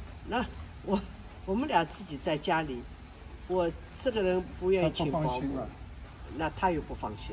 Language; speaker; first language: Chinese; non-native, local second language; Wu Chinese